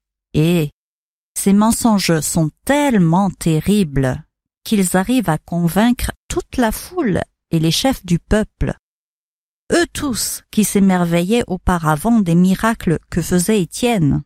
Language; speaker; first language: French; native; French